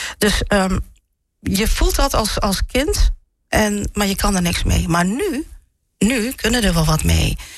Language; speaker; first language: Dutch; early bilingual, other home language; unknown